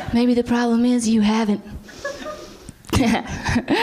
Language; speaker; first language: English; native; English